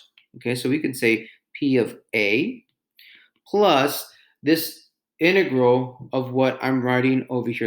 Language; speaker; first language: English; native; English